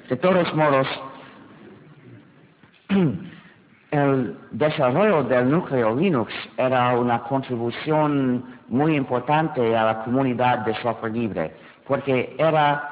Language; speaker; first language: Spanish; non-native, fluent; English